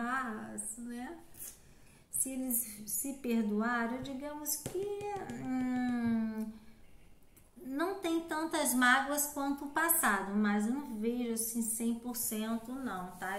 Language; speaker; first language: Portuguese; native; Portuguese